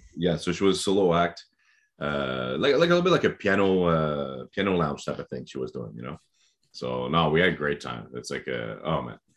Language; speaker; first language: English; non-native, fluent; French